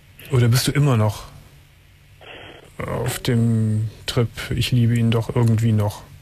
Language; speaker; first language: German; native; German